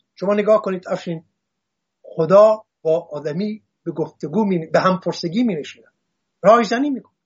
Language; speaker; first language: Persian; non-native, local second language; Assyrian Neo-Aramaic